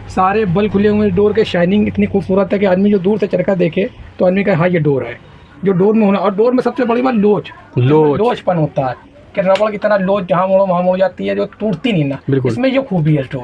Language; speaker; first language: Hindi; native; Hindi